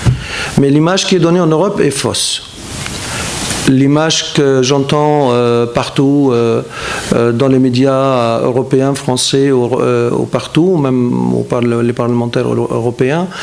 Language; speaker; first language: French; non-native, fluent; Arabic